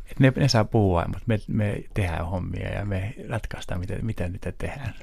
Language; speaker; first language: Finnish; non-native, local second language; Swedish